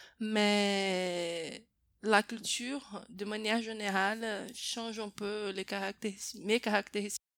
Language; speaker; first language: French; non-native, fluent; Portuguese